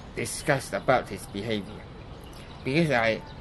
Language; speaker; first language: English; non-native, local second language; Cantonese